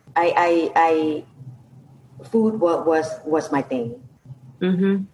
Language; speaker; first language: English; non-native, fluent; Lao